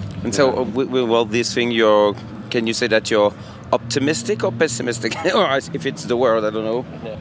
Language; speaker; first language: English; non-native, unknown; French